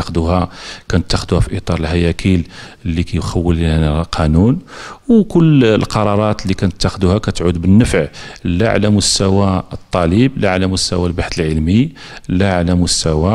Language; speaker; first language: Arabic; native; Arabic